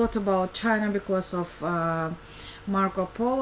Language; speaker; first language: English; non-native, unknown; Kazakh